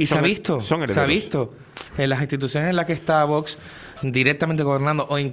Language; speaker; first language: Spanish; native; Spanish